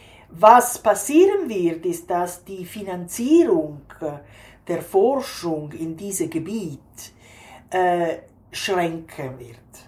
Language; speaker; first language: German; non-native, fluent; Italian